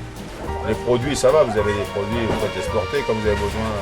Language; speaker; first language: French; native; French